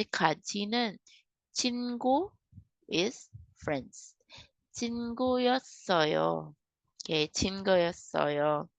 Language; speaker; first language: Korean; non-native, learner; Kinaray-a